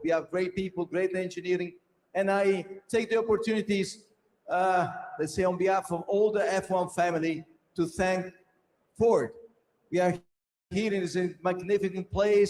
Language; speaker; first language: English; non-native, fluent; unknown